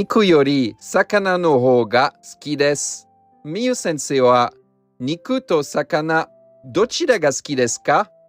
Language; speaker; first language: Japanese; non-native, learner; English